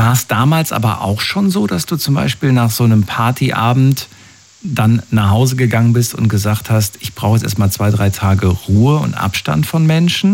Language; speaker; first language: German; native; German